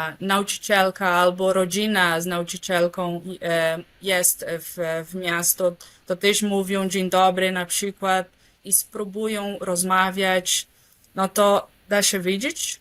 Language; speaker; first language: Polish; non-native, local second language; Portuguese